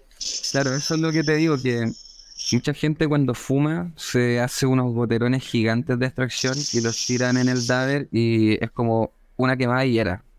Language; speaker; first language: Spanish; native; Spanish